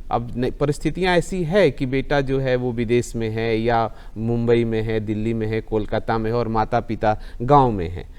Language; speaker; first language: Hindi; native; Hindi